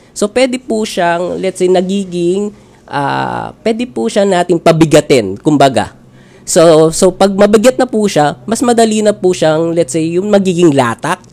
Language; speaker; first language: Filipino; native; Filipino